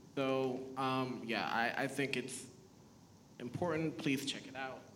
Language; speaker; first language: English; early bilingual, other home language; Haitian Creole